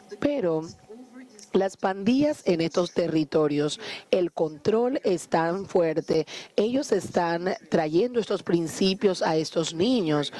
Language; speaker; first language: Spanish; non-native, fluent; Haitian Creole